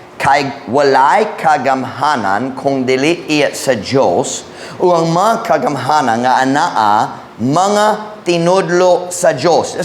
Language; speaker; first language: Cebuano; non-native, fluent; English